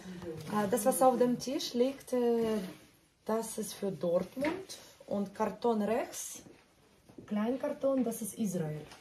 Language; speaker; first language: German; non-native, fluent; Russian